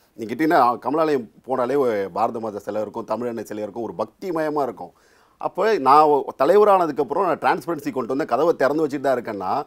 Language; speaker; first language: Tamil; native; Tamil